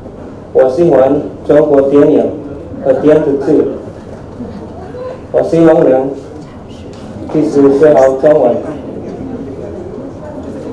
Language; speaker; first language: Chinese; non-native, learner; Indonesian